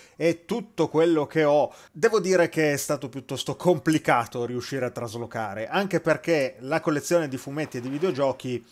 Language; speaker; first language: Italian; native; Italian